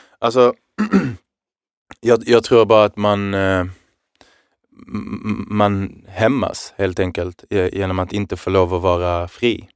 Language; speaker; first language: Swedish; early bilingual, other home language; Arabic